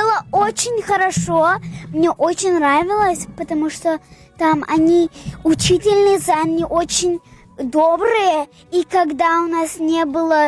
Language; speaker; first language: Russian; early bilingual, heritage; English